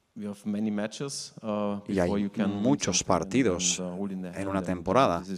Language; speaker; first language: Spanish; non-native, learner; German